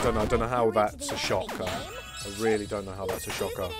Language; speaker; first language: English; native; English